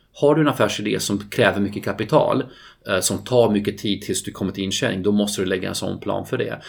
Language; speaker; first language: Swedish; non-native, fluent; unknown